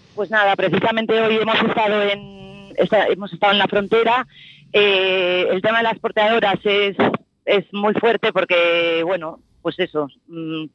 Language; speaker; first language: Spanish; native; Spanish